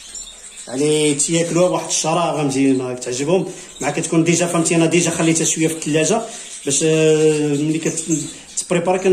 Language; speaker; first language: Arabic; native; Arabic